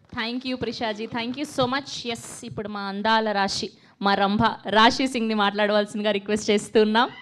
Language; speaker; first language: Telugu; native; Telugu